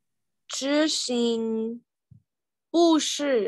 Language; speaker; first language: Chinese; non-native, learner; English